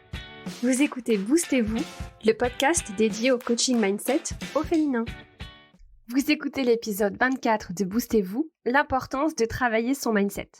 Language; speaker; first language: French; native; French